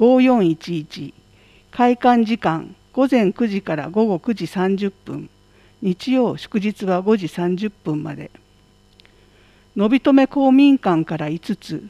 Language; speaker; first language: Japanese; native; Japanese